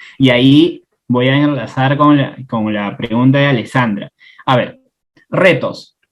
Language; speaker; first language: Spanish; native; Spanish